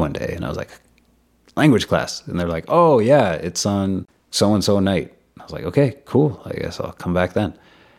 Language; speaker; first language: English; non-native, local second language; Urdu